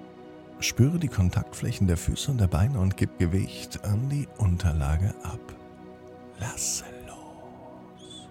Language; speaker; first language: German; native; German